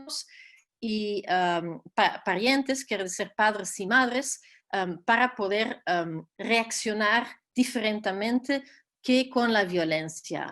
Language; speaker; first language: Spanish; non-native, fluent; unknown